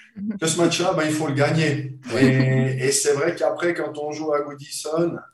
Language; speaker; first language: French; native; French